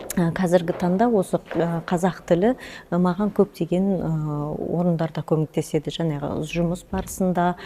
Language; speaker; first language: Kazakh; non-native, local second language; Russian